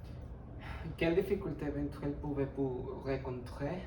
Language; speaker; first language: French; non-native, learner; Spanish